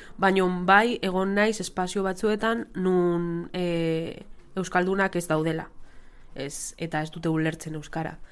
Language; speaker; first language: Basque; non-native, local second language; Spanish